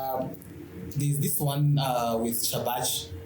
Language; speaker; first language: English; non-native, local second language; Shona